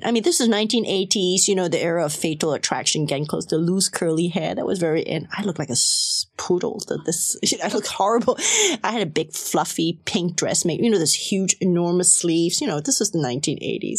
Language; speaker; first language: English; non-native, local second language; Cantonese